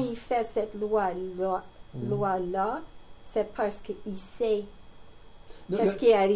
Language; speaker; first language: French; non-native, learner; English